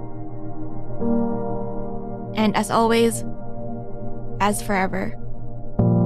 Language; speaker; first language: English; non-native, local second language; Filipino